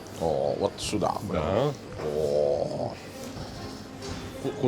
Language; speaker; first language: Russian; non-native, fluent; Italian